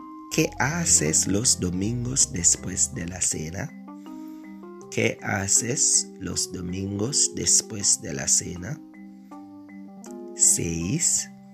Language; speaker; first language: Spanish; non-native, fluent; English